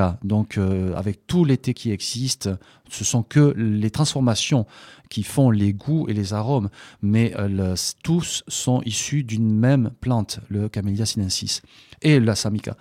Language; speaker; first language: French; native; French